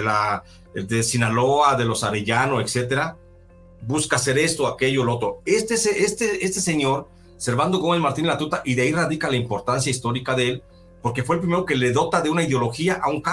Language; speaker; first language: Spanish; native; Spanish